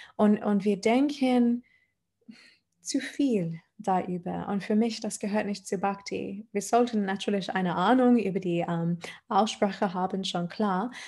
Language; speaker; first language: German; non-native, fluent; English